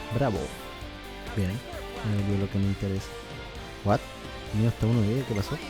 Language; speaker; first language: Spanish; native; Spanish